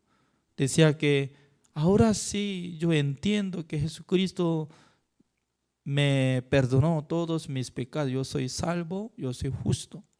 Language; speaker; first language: Spanish; non-native, fluent; Korean